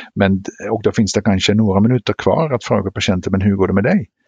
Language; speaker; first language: Swedish; non-native, fluent; Dutch